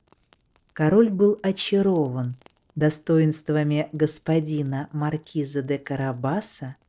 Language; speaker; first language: Russian; native; Russian